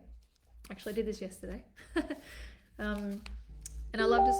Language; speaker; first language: English; native; English